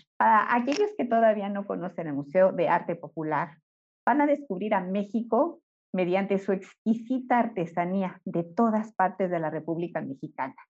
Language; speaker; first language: Spanish; native; Spanish